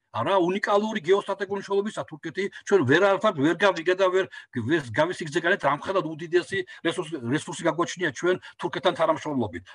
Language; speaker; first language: Georgian; native; Georgian